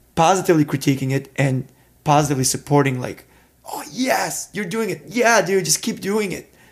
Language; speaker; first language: English; non-native, fluent; Serbian